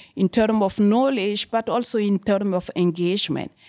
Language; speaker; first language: English; non-native, fluent; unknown